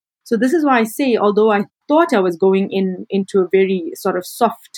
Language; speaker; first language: English; native; English